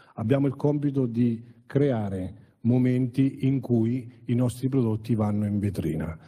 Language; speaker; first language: Italian; native; Italian